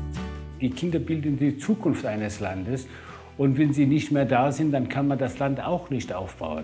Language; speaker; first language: German; early bilingual, other home language; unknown